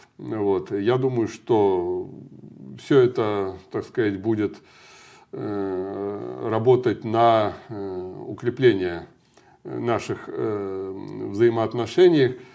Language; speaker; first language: Russian; native; Russian